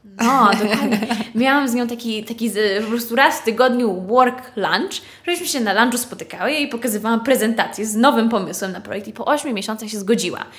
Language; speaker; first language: Polish; native; Polish